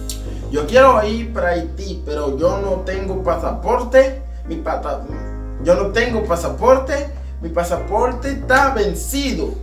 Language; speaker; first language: Spanish; non-native, learner; Haitian Creole